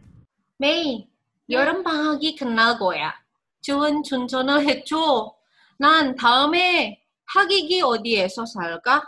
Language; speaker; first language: Korean; non-native, learner; Indonesian